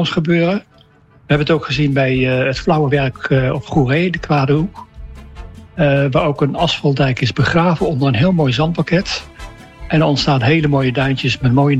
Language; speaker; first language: Dutch; native; Dutch